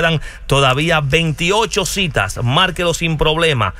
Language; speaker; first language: Spanish; native; Spanish